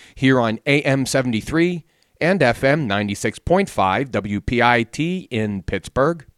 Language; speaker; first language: English; native; English